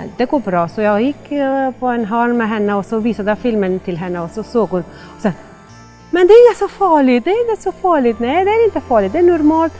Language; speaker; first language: Swedish; non-native, fluent; Persian